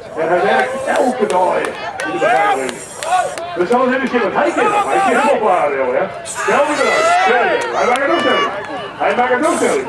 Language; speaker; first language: Dutch; native; Dutch